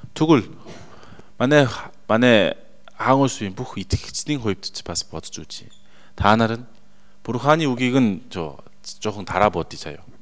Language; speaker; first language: Mongolian; native; Mongolian